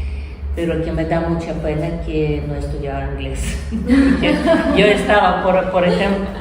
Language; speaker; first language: Spanish; non-native, learner; Ukrainian